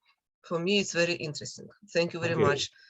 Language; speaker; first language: English; non-native, learner; Russian